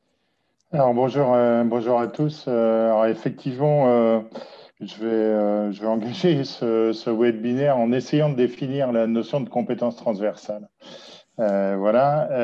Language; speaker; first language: French; native; French